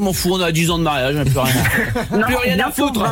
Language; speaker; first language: French; native; French